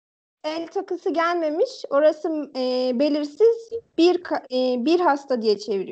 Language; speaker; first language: Turkish; native; Turkish